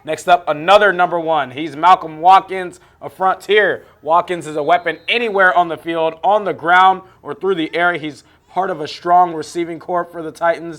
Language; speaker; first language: English; native; English